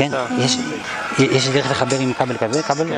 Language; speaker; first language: Hebrew; native; Hebrew